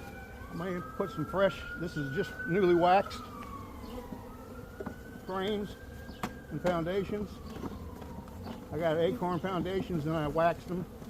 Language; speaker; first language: English; native; English